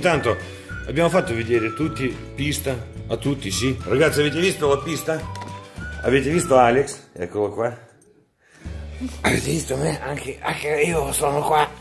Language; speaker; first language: Italian; non-native, fluent; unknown